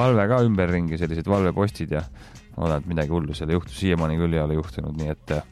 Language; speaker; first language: Estonian; native; Estonian